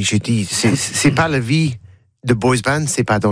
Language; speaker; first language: French; non-native, learner; English